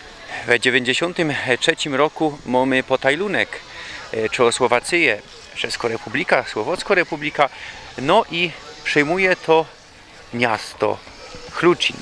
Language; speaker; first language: Polish; non-native, local second language; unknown